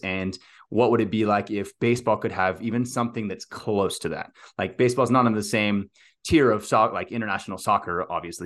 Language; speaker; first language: English; native; English